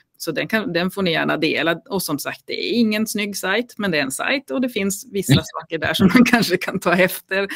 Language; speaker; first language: Swedish; native; Swedish